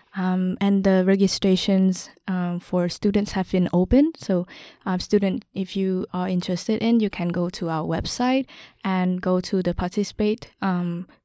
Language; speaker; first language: English; non-native, fluent; Vietnamese